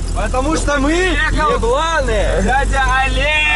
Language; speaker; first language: Russian; native; Russian